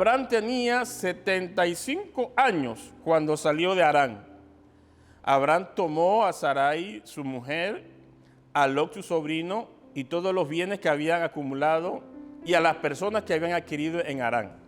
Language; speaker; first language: Spanish; native; Spanish